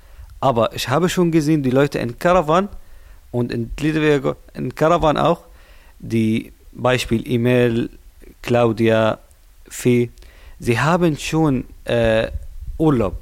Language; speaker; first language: German; non-native, learner; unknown